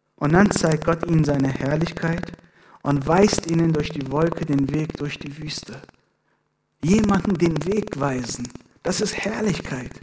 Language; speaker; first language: German; non-native, fluent; Persian